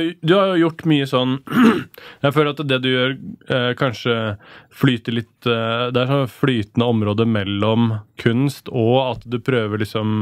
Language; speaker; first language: Norwegian; native; Norwegian